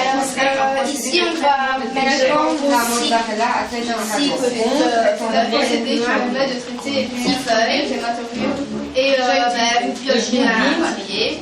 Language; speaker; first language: French; native; French